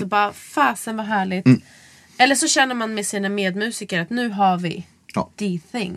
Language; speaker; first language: Swedish; native; Swedish